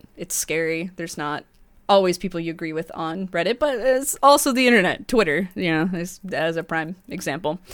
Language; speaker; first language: English; early bilingual, other home language; Spanish